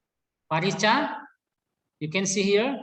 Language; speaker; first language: English; non-native, learner; Indonesian